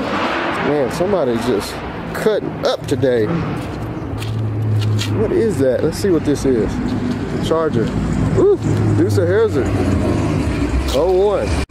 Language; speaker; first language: English; native; English